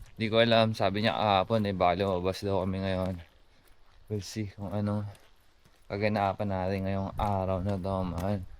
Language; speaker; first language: Filipino; native; Filipino